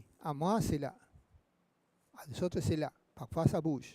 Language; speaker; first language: French; non-native, fluent; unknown